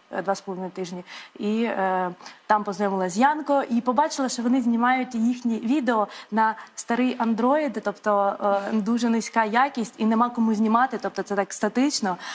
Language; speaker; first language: Ukrainian; native; Ukrainian